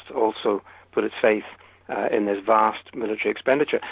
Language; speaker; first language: English; native; English